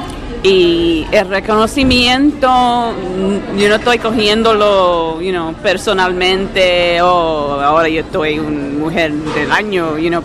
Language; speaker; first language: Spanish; early bilingual, heritage; English